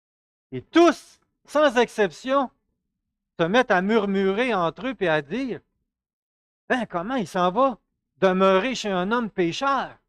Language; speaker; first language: French; native; French